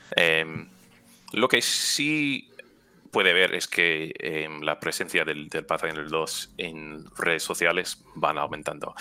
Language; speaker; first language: Spanish; non-native, fluent; English